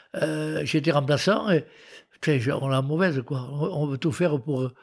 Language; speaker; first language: French; native; French